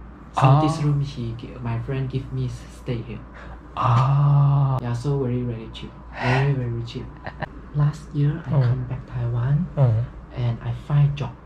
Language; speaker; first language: English; non-native, learner; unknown